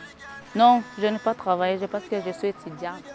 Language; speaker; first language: French; non-native, learner; Swahili